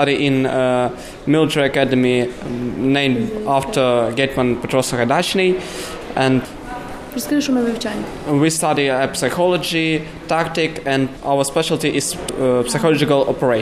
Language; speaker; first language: English; non-native, learner; Ukrainian